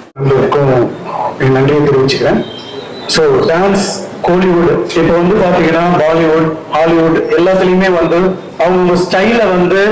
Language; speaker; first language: Tamil; native; Tamil